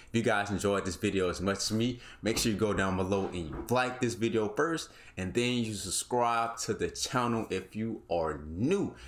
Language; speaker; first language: English; native; English